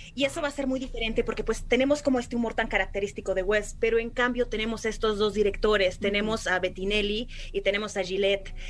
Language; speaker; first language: Spanish; native; Spanish